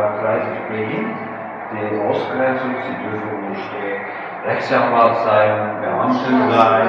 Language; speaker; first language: German; non-native, fluent; Turkish